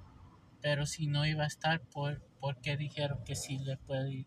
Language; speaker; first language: Spanish; early bilingual, heritage; English